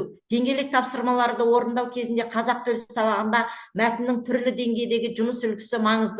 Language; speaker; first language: Kazakh; native; Kazakh